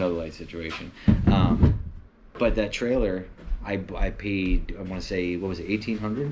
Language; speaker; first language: English; native; English